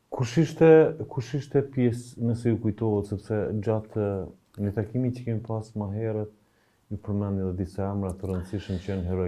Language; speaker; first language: Albanian; native; Albanian